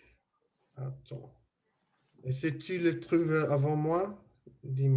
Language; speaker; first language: French; non-native, learner; English